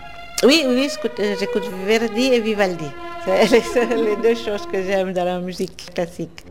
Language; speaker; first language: French; non-native, fluent; Italian